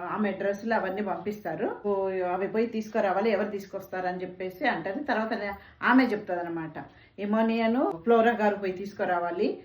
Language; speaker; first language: Telugu; non-native, local second language; Tamil